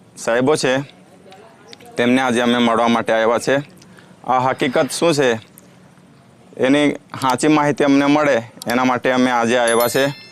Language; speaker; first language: Gujarati; non-native, local second language; Bhili